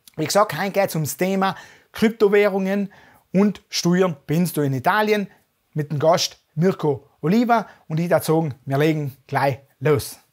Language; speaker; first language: German; native; German